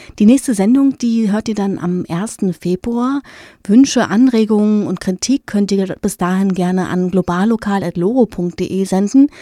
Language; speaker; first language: German; native; German